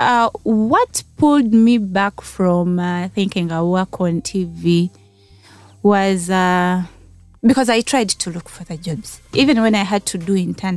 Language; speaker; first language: English; non-native, local second language; Ganda